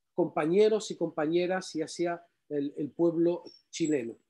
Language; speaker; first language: Spanish; non-native, fluent; Arabic